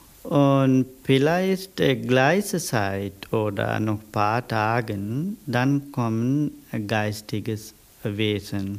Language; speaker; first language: German; non-native, learner; Sinhala